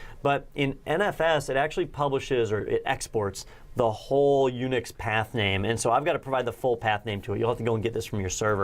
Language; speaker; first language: English; native; English